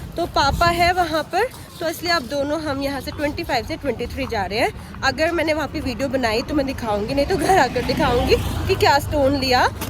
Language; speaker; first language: Hindi; non-native, local second language; Bangla